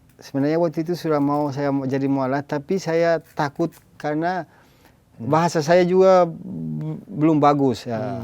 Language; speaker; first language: Indonesian; non-native, fluent; Spanish